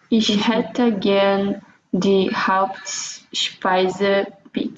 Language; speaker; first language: German; non-native, learner; Portuguese